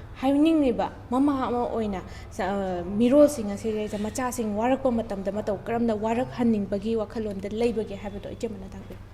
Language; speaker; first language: Manipuri; native; Manipuri